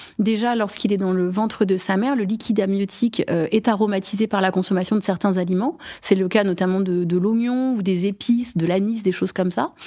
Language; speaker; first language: French; native; French